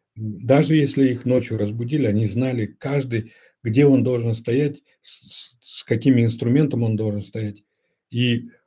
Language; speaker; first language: Russian; non-native, local second language; Kyrgyz